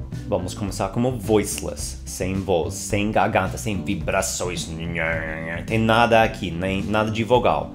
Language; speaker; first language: Portuguese; non-native, fluent; English